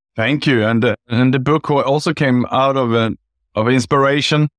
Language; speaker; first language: English; non-native, fluent; Swedish